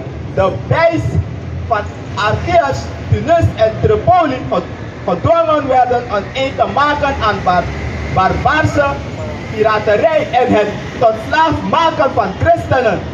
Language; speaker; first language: Dutch; non-native, local second language; Sranan Tongo